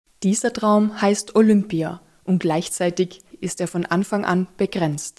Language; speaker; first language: German; native; German